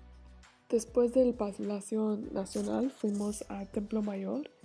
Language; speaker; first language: Spanish; non-native, learner; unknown